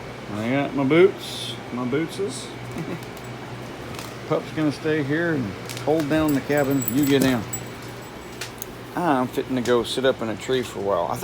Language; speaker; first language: English; native; English